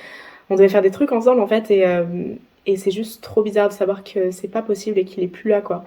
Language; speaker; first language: French; native; French